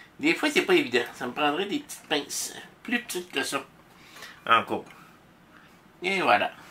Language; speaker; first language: French; native; French